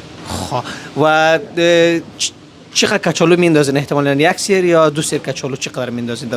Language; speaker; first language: Persian; native; Persian